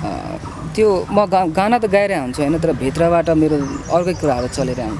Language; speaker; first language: Nepali; non-native, local second language; Maithili